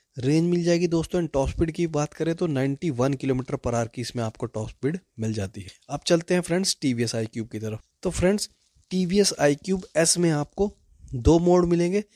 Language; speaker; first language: Hindi; native; Hindi